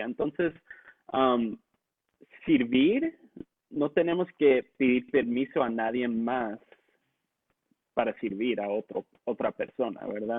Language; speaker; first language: Spanish; non-native, local second language; English